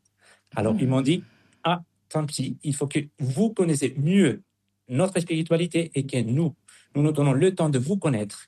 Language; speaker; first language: French; non-native, fluent; Spanish